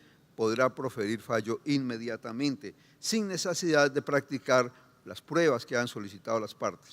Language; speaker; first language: Spanish; native; Spanish